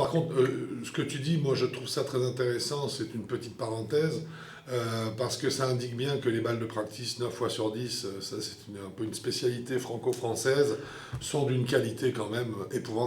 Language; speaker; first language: French; native; French